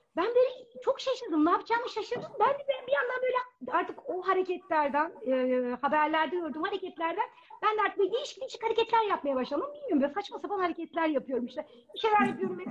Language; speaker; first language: Turkish; native; Turkish